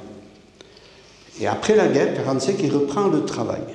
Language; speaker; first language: French; native; French